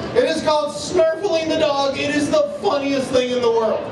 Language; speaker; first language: English; native; English